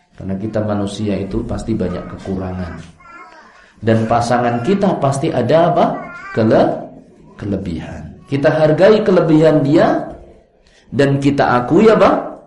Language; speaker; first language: Indonesian; non-native, local second language; Javanese